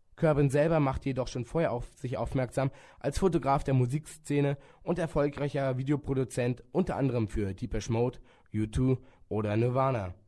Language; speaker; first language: German; native; German